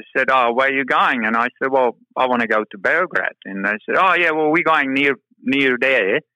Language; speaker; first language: English; non-native, fluent; Czech